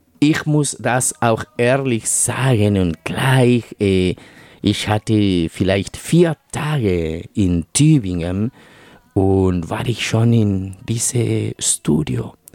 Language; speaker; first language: German; non-native, fluent; Spanish